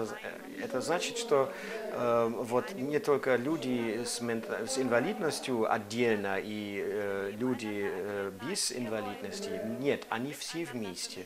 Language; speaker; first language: Russian; non-native, fluent; German